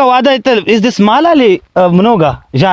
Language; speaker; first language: Russian; non-native, learner; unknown